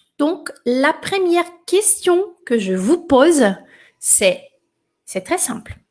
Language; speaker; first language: French; non-native, fluent; Portuguese